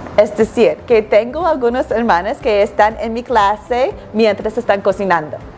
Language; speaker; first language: Spanish; non-native, fluent; English